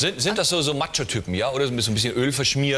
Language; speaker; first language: German; native; German